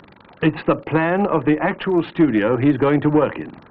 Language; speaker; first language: English; native; English